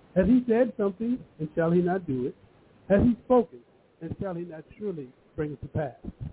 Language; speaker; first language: English; early bilingual, other home language; Yoruba